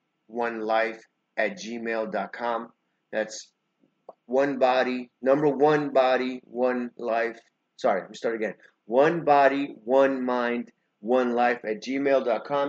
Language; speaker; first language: English; early bilingual, other home language; Spanish